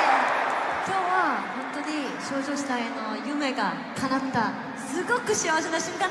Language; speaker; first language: Japanese; non-native, fluent; Korean